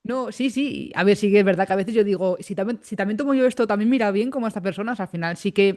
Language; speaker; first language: Spanish; native; Spanish